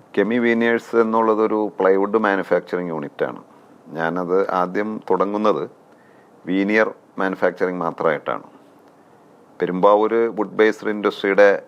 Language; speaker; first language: Malayalam; native; Malayalam